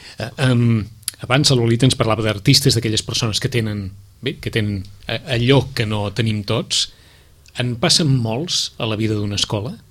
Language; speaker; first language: Catalan; native; Catalan